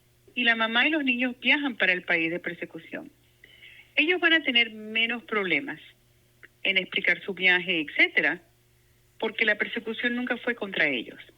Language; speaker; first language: Spanish; non-native, local second language; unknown